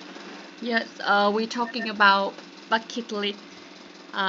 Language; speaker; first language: English; non-native, learner; Vietnamese